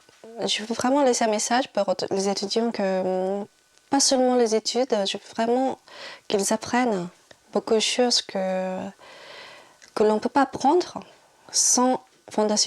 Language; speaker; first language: French; non-native, fluent; Japanese